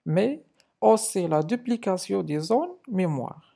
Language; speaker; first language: French; non-native, local second language; Arabic